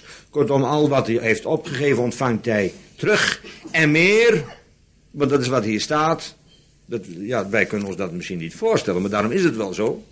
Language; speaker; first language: Dutch; native; Dutch